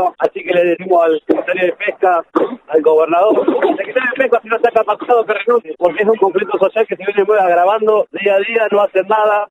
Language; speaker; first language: Spanish; native; Spanish